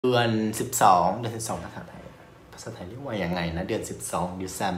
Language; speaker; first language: Thai; non-native, fluent; Vietnamese